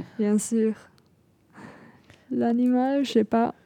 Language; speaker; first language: French; non-native, fluent; German